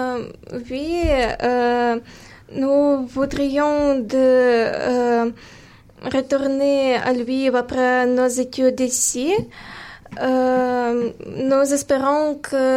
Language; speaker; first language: French; non-native, fluent; Ukrainian